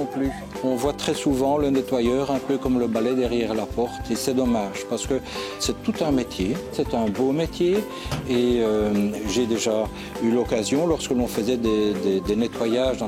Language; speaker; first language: French; native; French